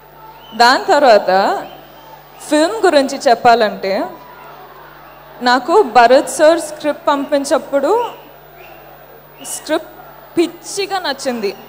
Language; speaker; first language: Telugu; non-native, local second language; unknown